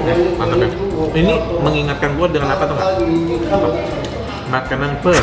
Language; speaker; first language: Indonesian; native; Indonesian